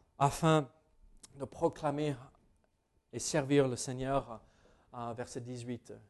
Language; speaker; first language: French; non-native, fluent; English